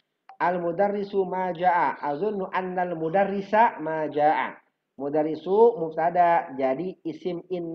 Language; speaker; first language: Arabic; non-native, fluent; Indonesian